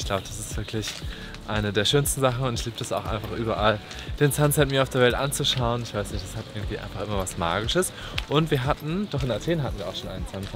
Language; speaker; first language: German; native; German